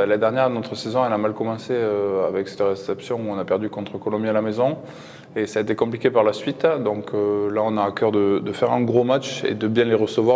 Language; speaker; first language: French; native; French